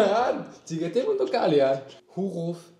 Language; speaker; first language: Indonesian; non-native, learner; German